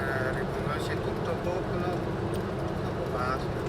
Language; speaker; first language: Italian; non-native, learner; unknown